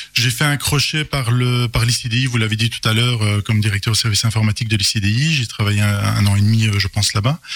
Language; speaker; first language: French; native; French